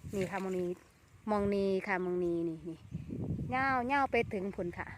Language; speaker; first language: Thai; native; Thai